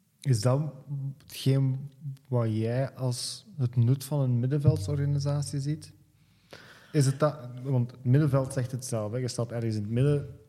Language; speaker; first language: Dutch; native; Dutch